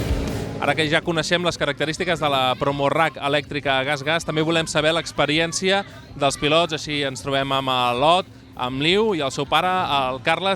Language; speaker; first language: Catalan; native; Catalan